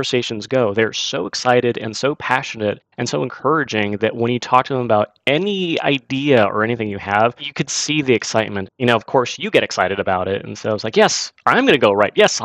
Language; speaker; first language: English; native; English